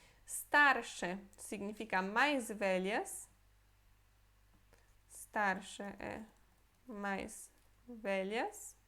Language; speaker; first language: Portuguese; non-native, fluent; Polish